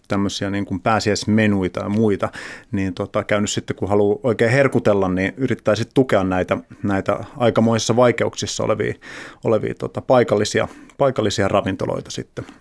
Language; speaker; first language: Finnish; native; Finnish